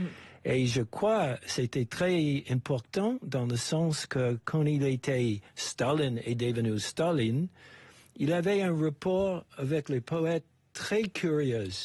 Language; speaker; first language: French; non-native, fluent; English